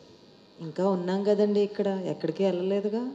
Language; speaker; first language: Telugu; native; Telugu